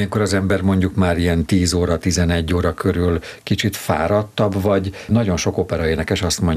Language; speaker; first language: Hungarian; native; Hungarian